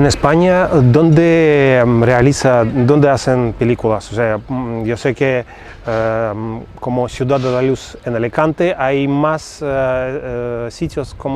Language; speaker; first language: Spanish; non-native, fluent; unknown